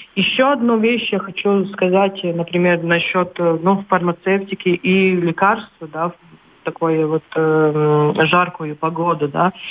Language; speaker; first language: Russian; non-native, local second language; Latvian